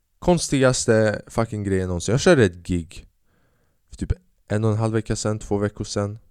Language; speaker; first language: Swedish; early bilingual, other home language; Albanian